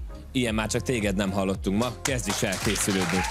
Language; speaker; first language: Hungarian; native; Hungarian